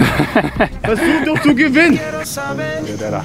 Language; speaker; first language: German; native; German